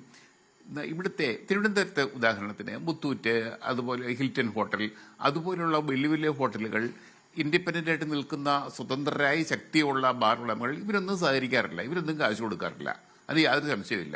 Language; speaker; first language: Malayalam; native; Malayalam